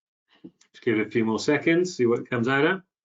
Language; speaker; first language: English; native; English